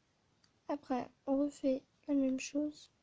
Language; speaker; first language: French; native; French